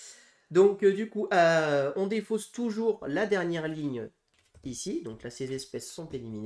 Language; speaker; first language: French; native; French